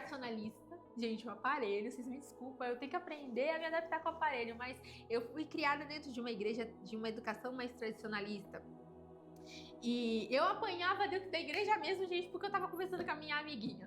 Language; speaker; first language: Portuguese; native; Portuguese